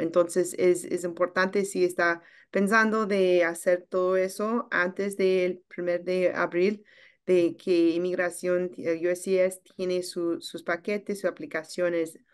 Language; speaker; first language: Spanish; non-native, learner; English